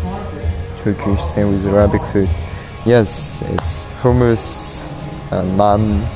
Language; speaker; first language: English; non-native, learner; Russian